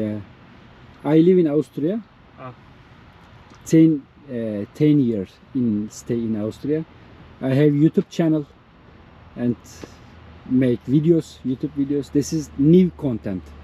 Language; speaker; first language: English; non-native, learner; Turkish